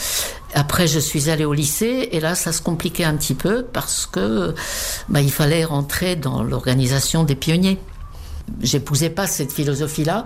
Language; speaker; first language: French; non-native, fluent; Czech